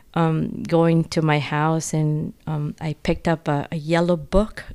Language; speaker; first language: English; non-native, fluent; Spanish